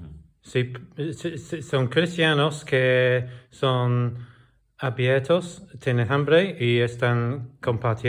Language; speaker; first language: Spanish; non-native, learner; English